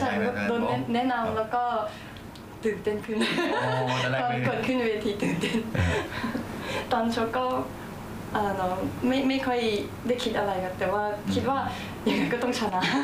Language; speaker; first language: Thai; early bilingual, heritage; Japanese